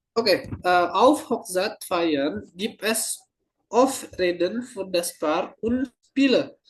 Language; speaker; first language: German; non-native, learner; Indonesian